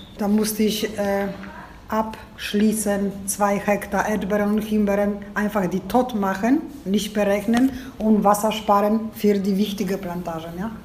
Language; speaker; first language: German; non-native, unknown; Polish